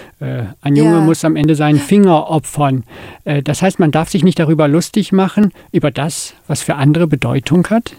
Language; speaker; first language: German; native; German